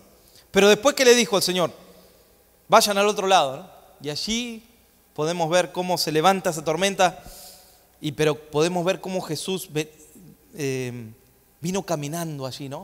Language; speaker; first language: Spanish; native; Spanish